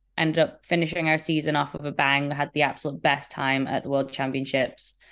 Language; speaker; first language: English; native; English